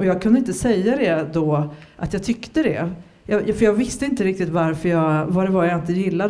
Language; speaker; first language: Swedish; native; Swedish